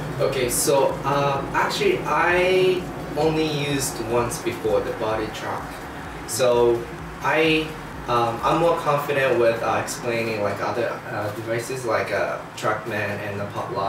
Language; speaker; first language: English; non-native, fluent; Japanese